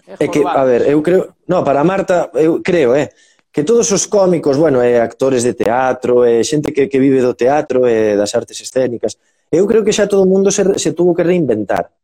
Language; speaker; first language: Galician; native; Galician